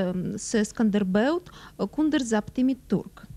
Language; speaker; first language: Albanian; non-native, fluent; Russian